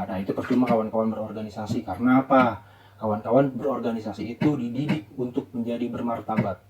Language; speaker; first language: Indonesian; native; Indonesian